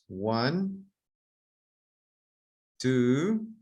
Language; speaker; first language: English; non-native, fluent; Spanish